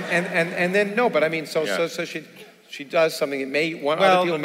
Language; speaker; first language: English; native; English